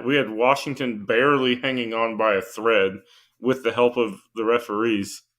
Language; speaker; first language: English; native; English